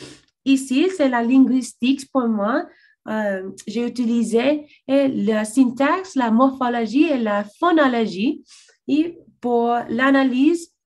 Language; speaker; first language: French; non-native, learner; English